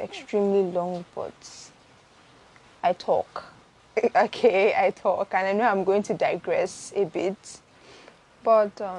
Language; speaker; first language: English; non-native, local second language; Igbo